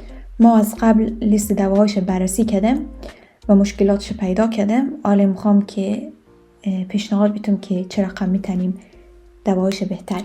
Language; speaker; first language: Persian; early bilingual, heritage; Persian